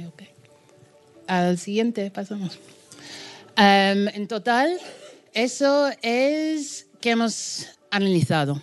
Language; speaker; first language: Spanish; non-native, fluent; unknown